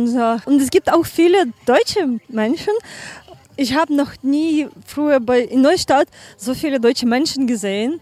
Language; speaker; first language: German; non-native, learner; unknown